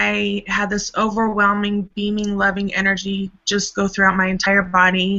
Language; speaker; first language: English; native; English